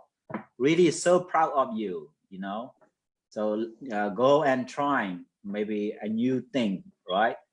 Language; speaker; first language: English; non-native, fluent; Mon